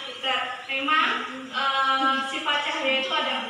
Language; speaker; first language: Indonesian; native; Indonesian